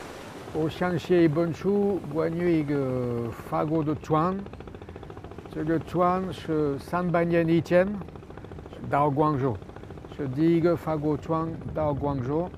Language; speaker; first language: Chinese; non-native, fluent; French